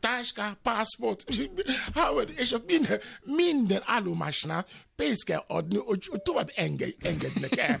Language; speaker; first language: Hungarian; non-native, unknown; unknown